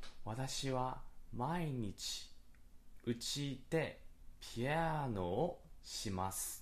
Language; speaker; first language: Japanese; non-native, learner; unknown